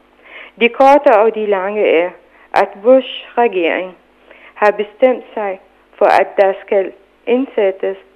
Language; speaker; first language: Danish; non-native, fluent; Arabic